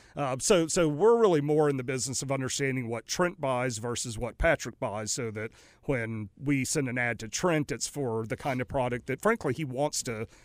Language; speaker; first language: English; native; English